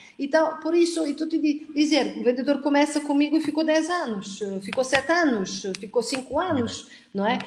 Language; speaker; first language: Portuguese; non-native, fluent; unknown